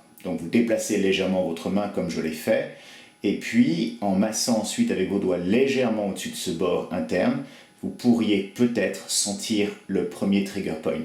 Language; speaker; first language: French; native; French